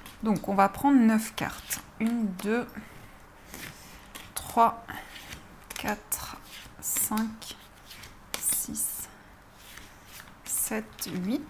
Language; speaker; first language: French; native; French